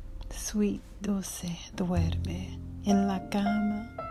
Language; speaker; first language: Spanish; non-native, learner; English